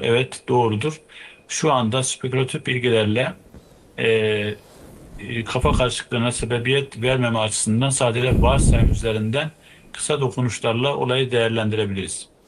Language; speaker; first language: Turkish; native; Turkish